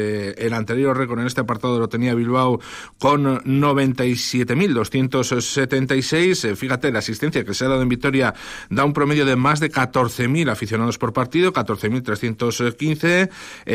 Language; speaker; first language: Spanish; native; Spanish